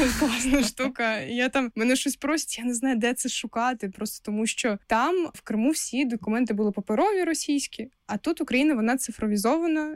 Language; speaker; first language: Ukrainian; non-native, local second language; Russian